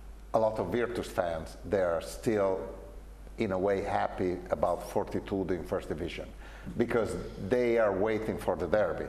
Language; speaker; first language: English; non-native, fluent; Italian